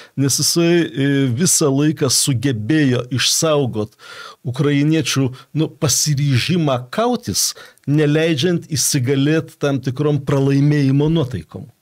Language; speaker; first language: Lithuanian; native; Lithuanian